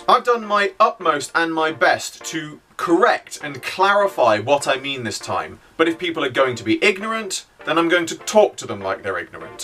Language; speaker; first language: English; native; English